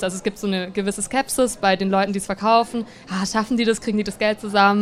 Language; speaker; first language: German; native; German